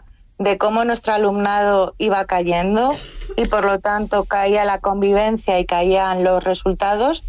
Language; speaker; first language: Spanish; native; Spanish